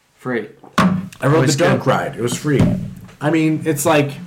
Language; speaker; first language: English; native; English